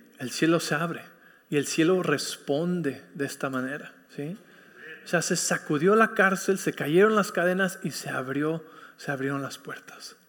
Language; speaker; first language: Spanish; early bilingual, heritage; Spanish